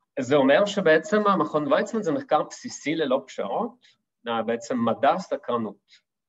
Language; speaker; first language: Hebrew; non-native, fluent; Russian